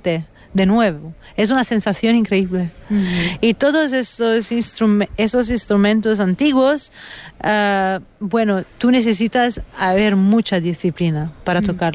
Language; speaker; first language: Spanish; non-native, fluent; Italian